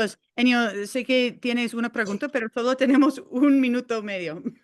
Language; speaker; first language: Spanish; non-native, fluent; English